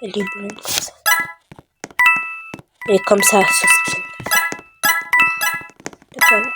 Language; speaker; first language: French; native; French